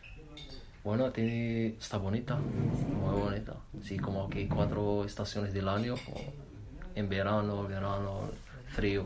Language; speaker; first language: Spanish; non-native, learner; Arabic